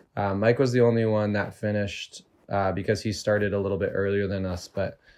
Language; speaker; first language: English; native; English